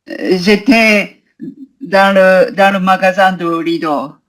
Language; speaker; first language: French; non-native, learner; Japanese